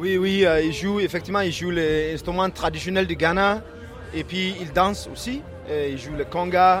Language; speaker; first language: French; non-native, learner; Danish